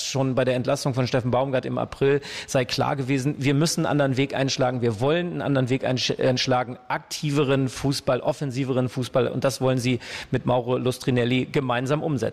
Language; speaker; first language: German; native; German